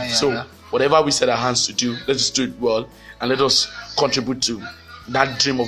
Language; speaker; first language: English; non-native, local second language; Yoruba